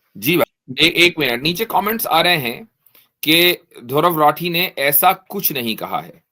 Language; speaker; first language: Urdu; native; Urdu